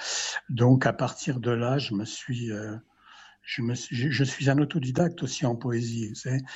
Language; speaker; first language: French; native; French